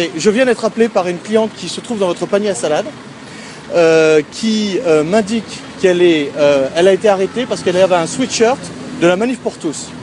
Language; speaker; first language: French; native; French